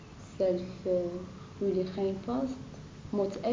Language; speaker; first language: Dutch; non-native, learner; Arabic